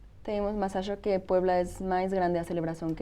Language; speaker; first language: Portuguese; non-native, fluent; Spanish